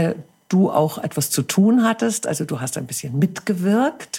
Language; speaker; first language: German; native; German